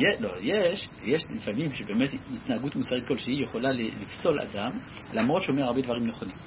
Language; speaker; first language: Hebrew; non-native, fluent; French